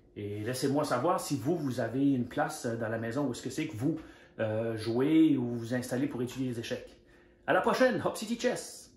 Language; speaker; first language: French; native; French